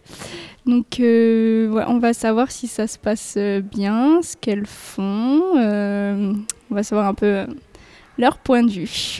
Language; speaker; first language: French; native; French